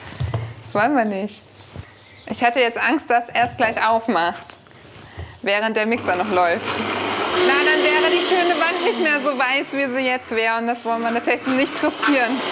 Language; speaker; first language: German; native; German